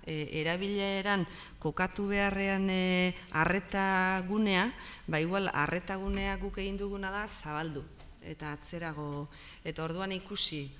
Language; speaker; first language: Basque; native; Basque